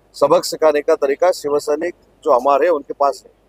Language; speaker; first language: Hindi; non-native, local second language; Marathi